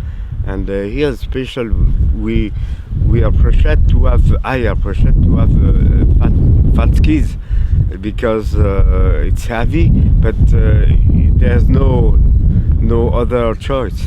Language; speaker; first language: English; non-native, learner; French